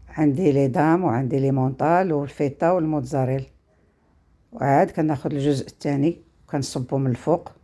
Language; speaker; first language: Arabic; native; Arabic